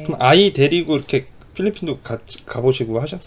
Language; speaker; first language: Korean; native; Korean